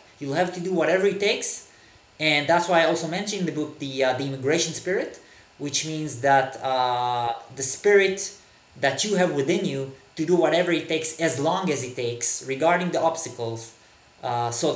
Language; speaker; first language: English; non-native, fluent; Hebrew